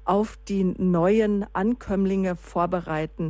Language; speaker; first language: German; native; German